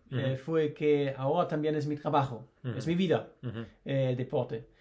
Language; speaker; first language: Spanish; non-native, learner; German